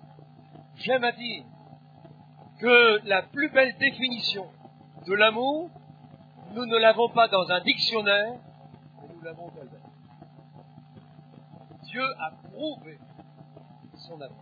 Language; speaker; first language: French; native; French